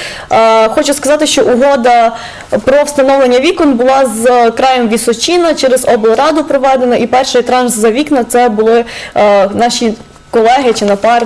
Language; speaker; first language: Ukrainian; native; Ukrainian